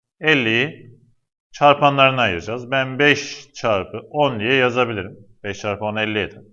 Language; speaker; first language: Turkish; native; Turkish